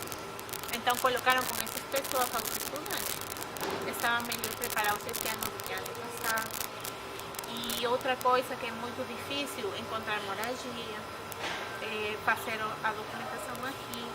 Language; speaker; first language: Portuguese; non-native, fluent; Spanish